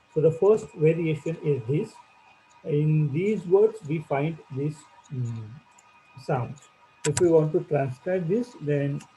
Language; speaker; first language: English; non-native, local second language; Marathi